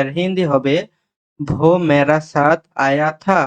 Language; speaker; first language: Hindi; non-native, learner; Bangla